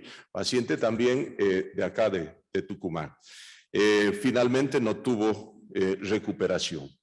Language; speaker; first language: Spanish; native; Spanish